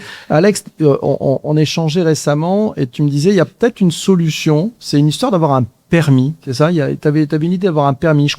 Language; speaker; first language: French; native; French